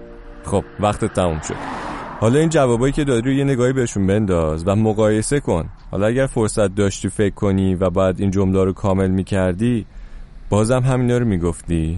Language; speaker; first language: Persian; native; Persian